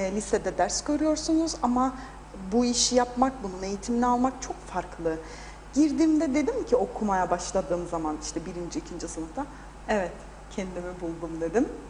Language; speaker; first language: Turkish; native; Turkish